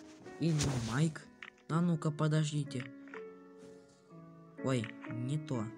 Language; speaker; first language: Russian; native; Russian